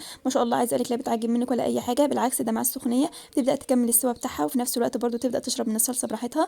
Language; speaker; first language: Arabic; native; Arabic